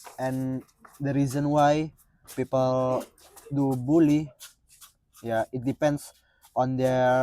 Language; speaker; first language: English; non-native, fluent; Indonesian